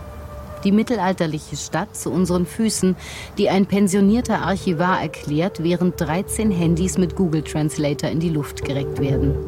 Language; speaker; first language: German; native; German